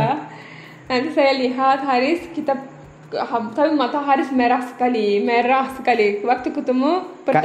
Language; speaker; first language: Indonesian; non-native, learner; Turkish